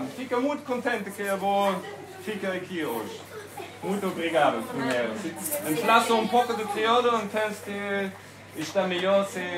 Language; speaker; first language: Portuguese; non-native, learner; German